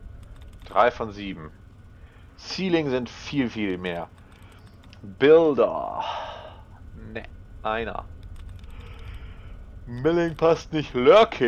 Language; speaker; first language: German; native; German